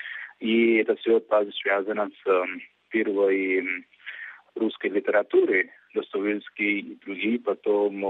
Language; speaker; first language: Russian; non-native, fluent; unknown